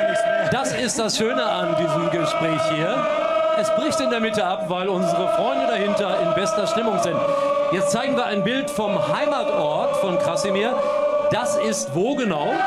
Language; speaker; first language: German; native; German